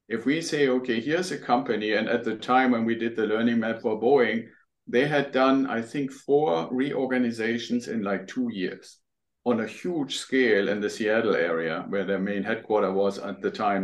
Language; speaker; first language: English; non-native, fluent; German